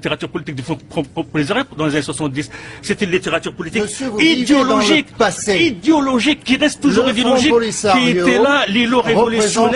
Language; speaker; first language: French; non-native, local second language; Arabic